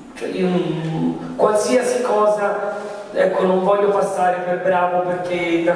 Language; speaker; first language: Italian; early bilingual, other home language; Arabic